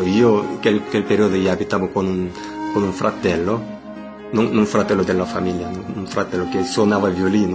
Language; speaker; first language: Italian; non-native, learner; Korean